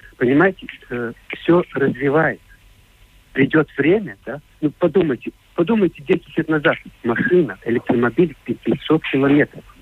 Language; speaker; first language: Russian; non-native, local second language; Latvian